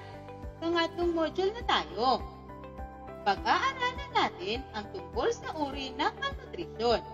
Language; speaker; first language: Filipino; native; Filipino